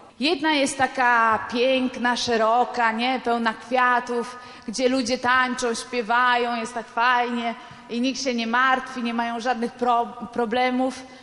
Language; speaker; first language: Polish; non-native, fluent; Italian